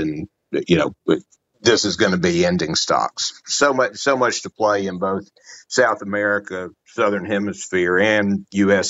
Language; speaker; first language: English; native; English